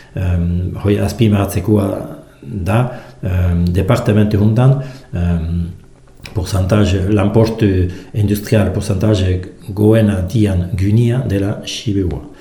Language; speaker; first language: Basque; native; Basque